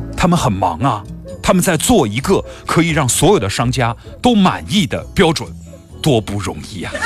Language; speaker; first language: Chinese; native; Chinese